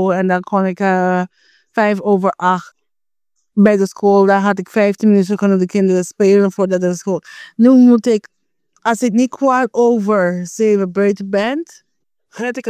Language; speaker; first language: Dutch; non-native, fluent; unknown